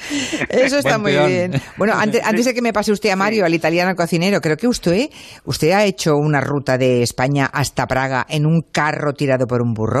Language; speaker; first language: Spanish; native; Spanish